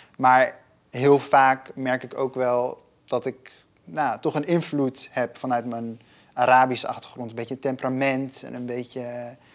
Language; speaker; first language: Dutch; native; Dutch